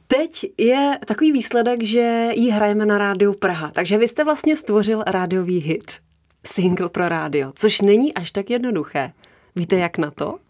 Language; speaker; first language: Czech; native; Czech